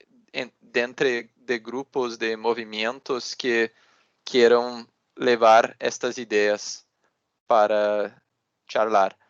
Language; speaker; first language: Spanish; non-native, learner; Portuguese